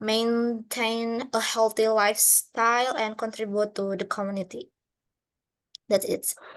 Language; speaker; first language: English; non-native, learner; Indonesian